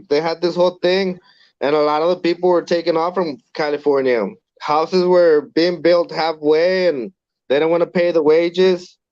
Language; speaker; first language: English; early bilingual, other home language; Spanish